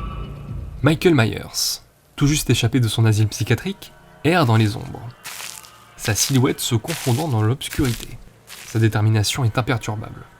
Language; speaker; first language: French; native; French